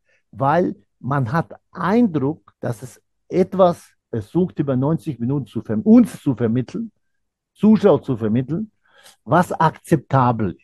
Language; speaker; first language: German; non-native, fluent; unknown